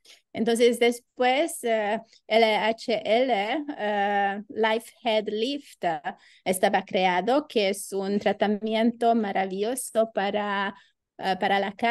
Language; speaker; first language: Spanish; non-native, learner; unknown